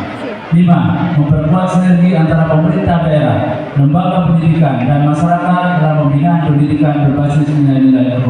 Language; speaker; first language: Indonesian; native; Indonesian